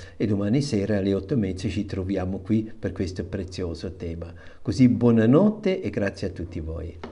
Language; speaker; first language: Italian; non-native, fluent; German